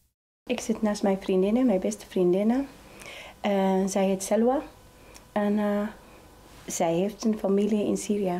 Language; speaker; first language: Dutch; non-native, fluent; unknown